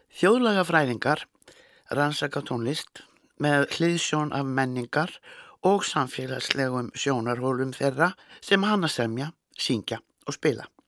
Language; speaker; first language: Icelandic; native; Icelandic